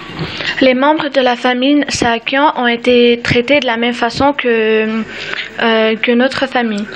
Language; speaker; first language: French; early bilingual, other home language; Armenian